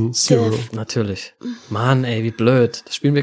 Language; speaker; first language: German; native; German